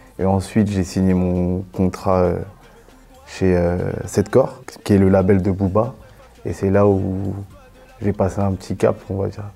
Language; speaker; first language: French; native; French